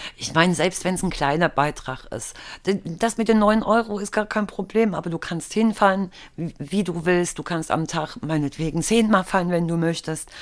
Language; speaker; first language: German; native; German